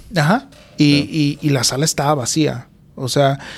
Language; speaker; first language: Spanish; native; Spanish